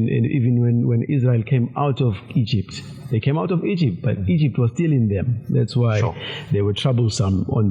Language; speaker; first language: English; non-native, local second language; Zulu